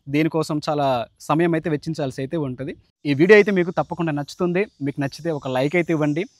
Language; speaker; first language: Telugu; non-native, local second language; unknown